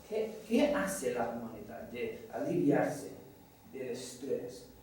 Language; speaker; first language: Spanish; non-native, fluent; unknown